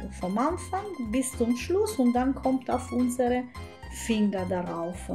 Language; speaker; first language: German; non-native, fluent; Italian